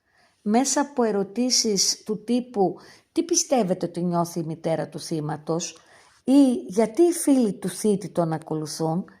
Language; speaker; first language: Greek; native; Greek